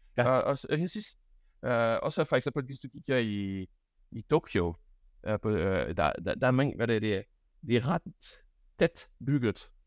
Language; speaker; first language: Danish; non-native, fluent; French